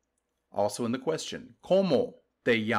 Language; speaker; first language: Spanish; non-native, fluent; English